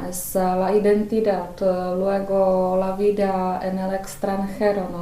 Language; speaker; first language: Spanish; non-native, fluent; Czech